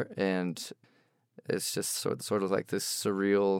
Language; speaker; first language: English; native; English